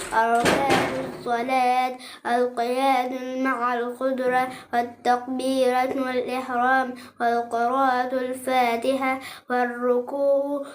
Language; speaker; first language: Arabic; non-native, learner; Oromo